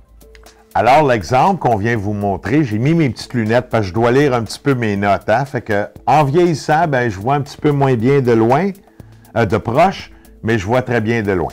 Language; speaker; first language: French; native; French